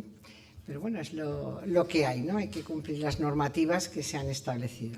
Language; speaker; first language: Spanish; native; Spanish